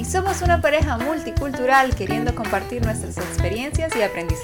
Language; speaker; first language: Spanish; native; Spanish